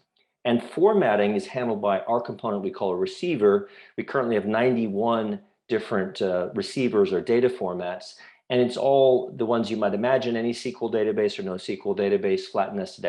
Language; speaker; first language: English; native; English